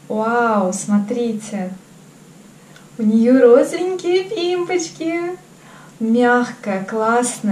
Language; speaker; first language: Russian; native; Russian